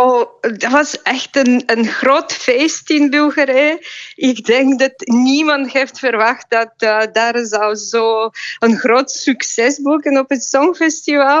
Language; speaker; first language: Dutch; non-native, fluent; Bulgarian